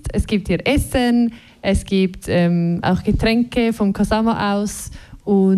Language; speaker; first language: German; native; German